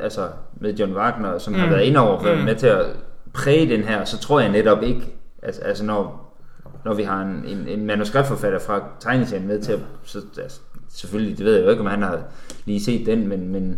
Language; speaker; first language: Danish; native; Danish